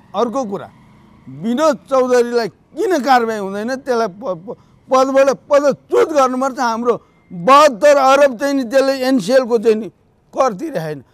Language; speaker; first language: Nepali; native; Nepali